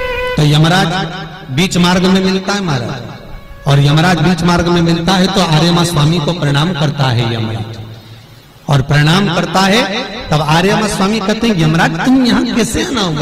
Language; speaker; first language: Hindi; native; Hindi